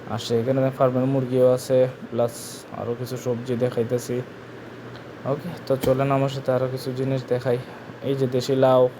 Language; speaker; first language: Bangla; non-native, local second language; Sylheti